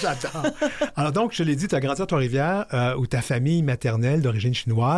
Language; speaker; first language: French; native; French